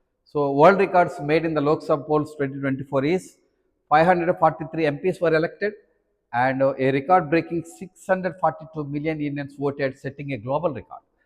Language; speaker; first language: English; non-native, local second language; Telugu